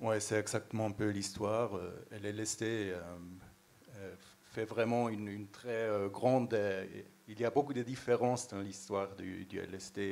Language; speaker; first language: French; non-native, local second language; German